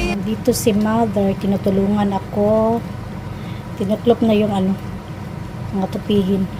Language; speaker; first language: Filipino; non-native, local second language; Cebuano